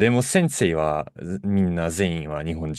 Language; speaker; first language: Japanese; non-native, fluent; Russian